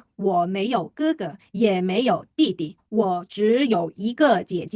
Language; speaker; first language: Chinese; non-native, fluent; Indonesian